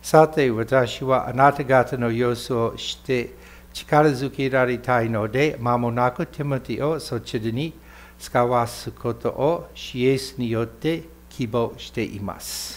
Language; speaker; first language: Japanese; non-native, fluent; English